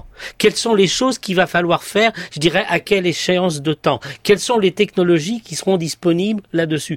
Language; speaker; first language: French; native; French